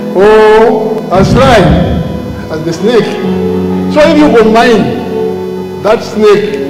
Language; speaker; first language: English; non-native, local second language; Bemba